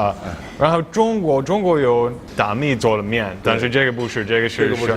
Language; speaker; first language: Chinese; non-native, fluent; English